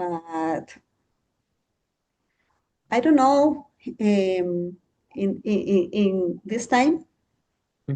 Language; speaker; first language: English; non-native, learner; Spanish